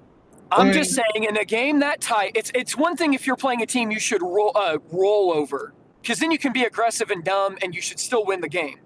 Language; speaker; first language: English; native; English